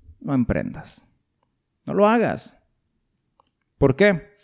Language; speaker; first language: Spanish; native; Spanish